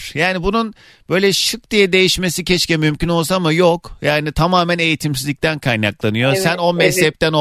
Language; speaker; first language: Turkish; native; Turkish